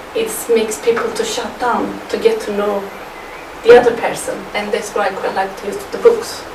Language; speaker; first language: English; non-native, fluent; Turkish